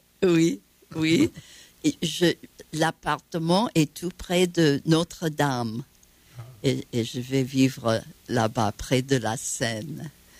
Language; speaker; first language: French; non-native, learner; English